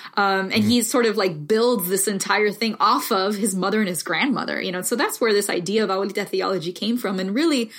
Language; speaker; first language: English; early bilingual, other home language; Spanish